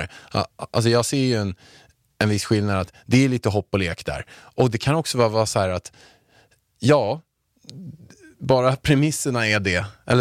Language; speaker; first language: Swedish; native; Swedish